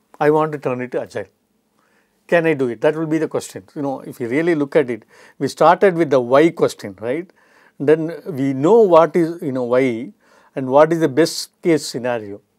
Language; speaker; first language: English; non-native, local second language; Tamil